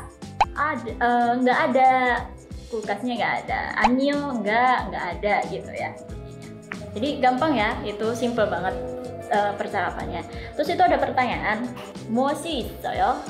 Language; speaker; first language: Indonesian; native; Indonesian